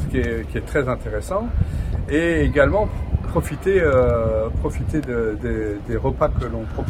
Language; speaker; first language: French; native; French